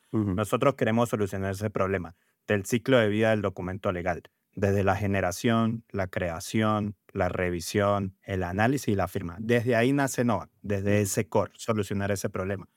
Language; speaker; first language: Spanish; native; Spanish